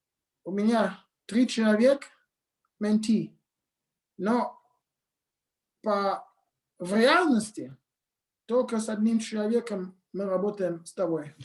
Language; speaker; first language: Russian; non-native, fluent; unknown